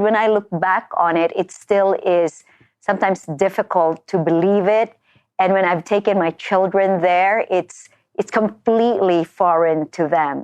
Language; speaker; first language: English; non-native, local second language; Filipino